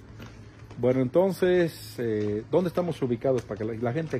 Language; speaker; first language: Spanish; native; Spanish